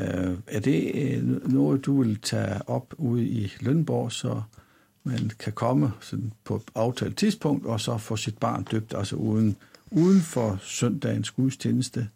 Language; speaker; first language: Danish; native; Danish